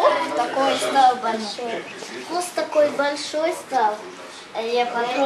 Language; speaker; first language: Russian; early bilingual, heritage; Russian